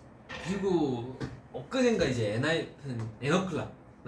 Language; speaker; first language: Korean; early bilingual, heritage; Korean